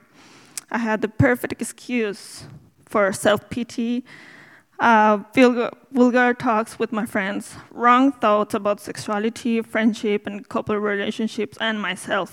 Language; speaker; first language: English; non-native, fluent; Spanish